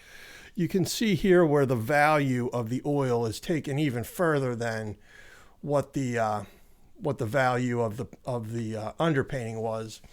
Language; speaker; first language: English; native; English